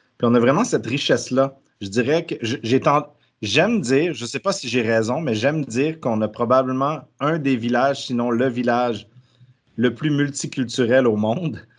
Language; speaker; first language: French; native; French